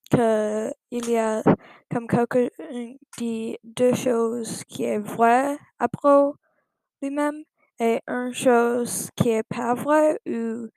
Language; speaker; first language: French; non-native, learner; English